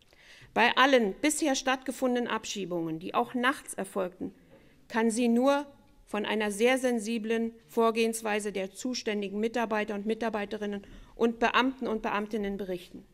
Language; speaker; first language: German; native; German